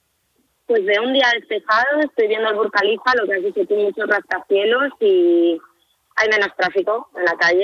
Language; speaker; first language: Spanish; native; Spanish